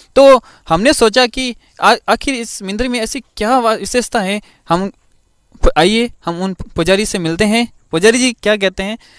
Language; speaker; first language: Hindi; native; Hindi